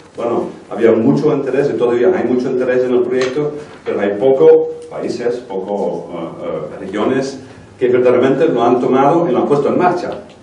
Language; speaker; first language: Spanish; non-native, fluent; Dutch